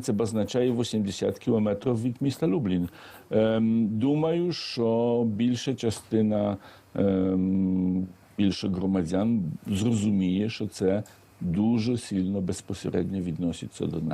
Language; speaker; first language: Ukrainian; non-native, fluent; Polish